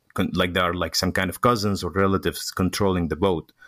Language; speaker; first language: English; non-native, fluent; Arabic